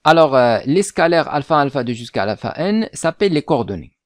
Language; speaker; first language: French; non-native, local second language; Arabic